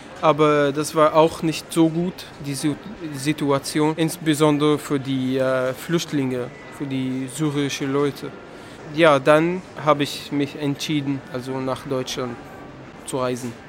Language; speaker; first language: German; non-native, learner; Arabic